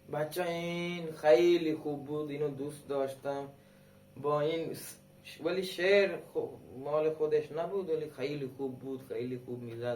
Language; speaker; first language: Persian; non-native, local second language; Baluchi